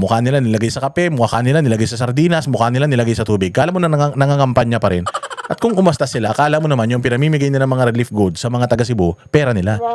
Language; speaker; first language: Filipino; native; Filipino